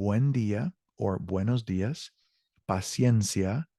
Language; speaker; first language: Spanish; non-native, learner; English